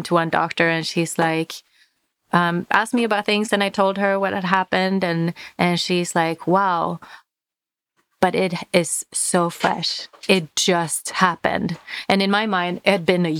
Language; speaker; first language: English; non-native, fluent; Finnish